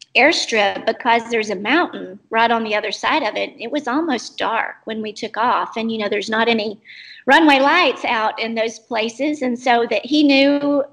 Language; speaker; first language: English; native; English